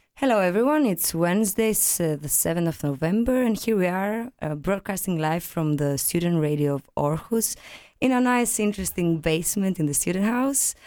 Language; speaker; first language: English; non-native, fluent; Greek